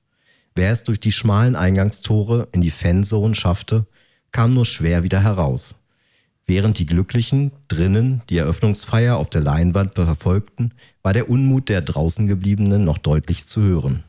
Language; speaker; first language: German; native; German